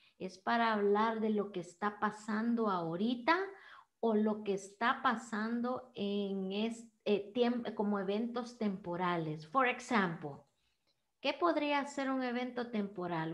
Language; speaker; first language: Spanish; native; Spanish